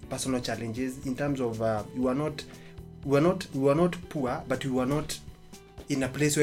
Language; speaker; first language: English; non-native, local second language; Embu